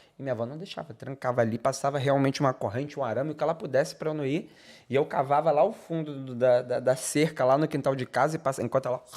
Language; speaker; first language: Portuguese; native; Portuguese